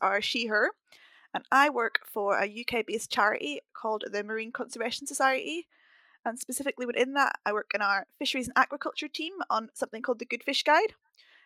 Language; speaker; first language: English; native; English